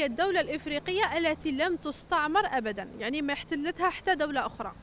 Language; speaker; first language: Arabic; native; Arabic